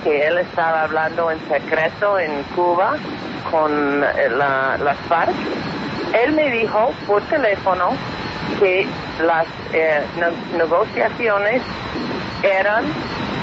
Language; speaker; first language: Spanish; non-native, fluent; English